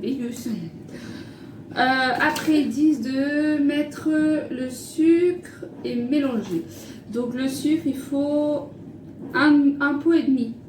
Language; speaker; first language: French; native; French